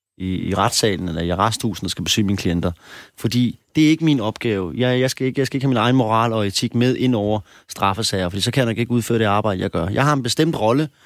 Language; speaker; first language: Danish; early bilingual, other home language; Persian